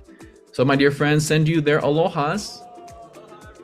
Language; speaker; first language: English; native; English